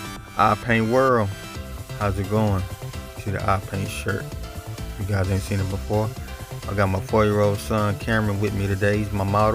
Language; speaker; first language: English; native; English